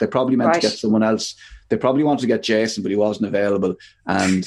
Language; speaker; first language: English; native; English